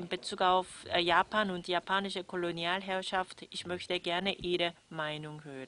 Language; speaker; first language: German; non-native, fluent; Korean